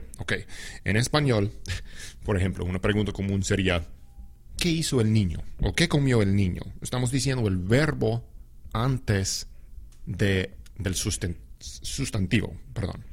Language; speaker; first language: Spanish; non-native, fluent; English